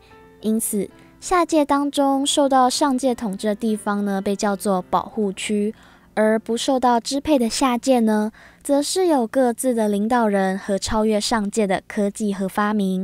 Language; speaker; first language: Chinese; native; Chinese